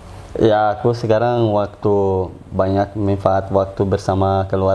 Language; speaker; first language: Indonesian; non-native, fluent; Portuguese